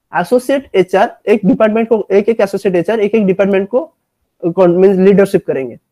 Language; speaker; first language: Hindi; non-native, local second language; Odia